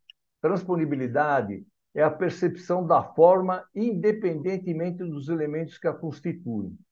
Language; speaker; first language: Portuguese; native; Portuguese